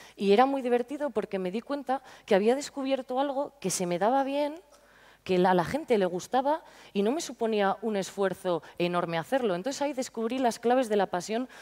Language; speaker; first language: Spanish; native; Spanish